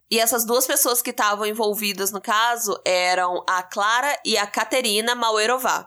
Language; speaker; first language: Portuguese; native; Portuguese